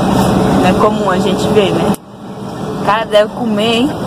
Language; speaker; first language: Portuguese; native; Portuguese